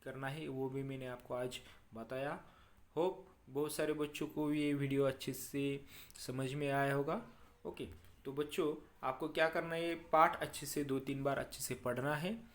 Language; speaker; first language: Hindi; non-native, local second language; Marathi